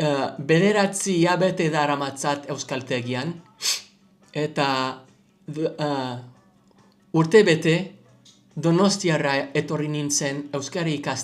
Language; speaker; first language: Basque; non-native, learner; English